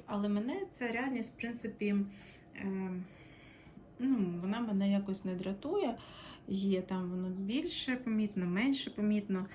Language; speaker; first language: Ukrainian; non-native, local second language; Russian